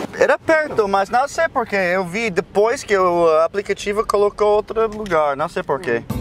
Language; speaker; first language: Portuguese; non-native, fluent; English